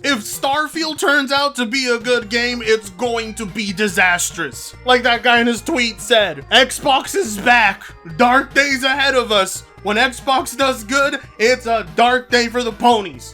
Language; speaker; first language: English; native; English